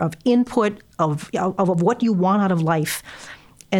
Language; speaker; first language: English; native; English